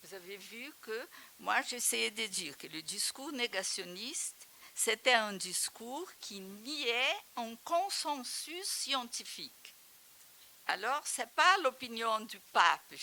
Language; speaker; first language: French; non-native, fluent; Portuguese